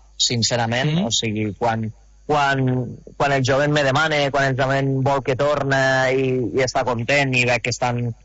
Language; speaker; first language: Catalan; native; Catalan